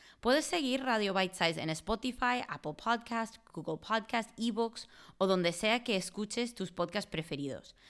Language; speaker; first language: Spanish; non-native, fluent; English